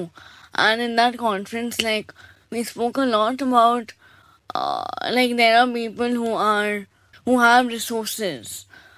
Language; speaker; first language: English; non-native, local second language; Bangla